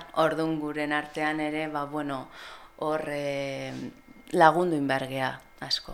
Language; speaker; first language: Basque; non-native, local second language; Spanish